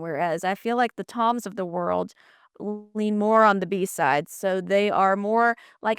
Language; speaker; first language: English; native; English